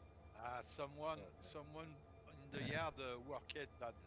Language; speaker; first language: English; non-native, learner; French